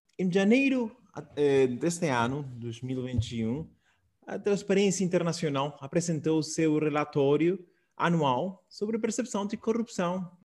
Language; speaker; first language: Portuguese; non-native, fluent; Spanish